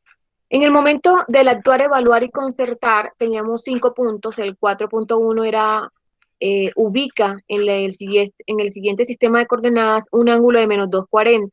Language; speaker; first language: Spanish; native; Spanish